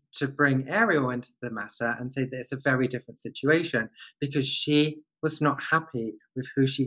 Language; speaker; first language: English; native; English